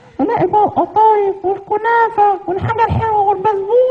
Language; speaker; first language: Arabic; native; Arabic